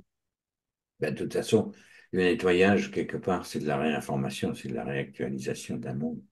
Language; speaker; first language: French; native; French